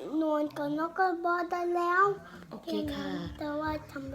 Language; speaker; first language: Thai; early bilingual, heritage; Thai